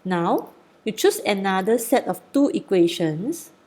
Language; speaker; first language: English; non-native, local second language; Malay